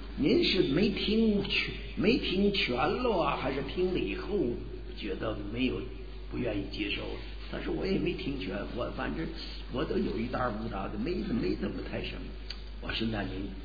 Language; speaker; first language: Chinese; native; Chinese